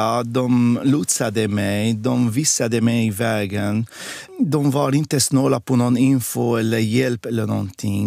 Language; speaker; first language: Swedish; non-native, fluent; Arabic